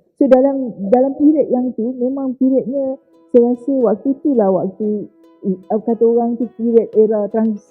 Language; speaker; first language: Malay; native; Malay